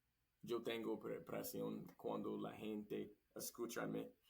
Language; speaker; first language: Spanish; non-native, learner; English